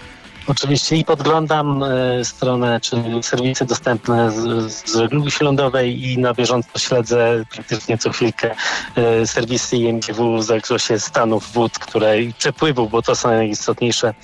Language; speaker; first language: Polish; native; Polish